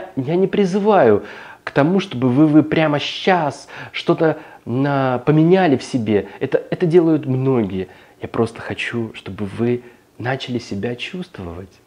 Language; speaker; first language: Russian; native; Russian